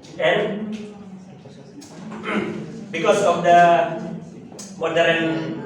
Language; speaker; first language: English; non-native, learner; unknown